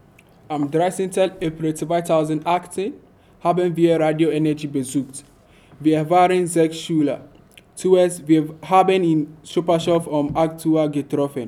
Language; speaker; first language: German; non-native, learner; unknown